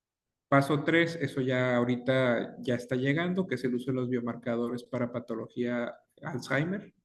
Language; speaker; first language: Spanish; native; Spanish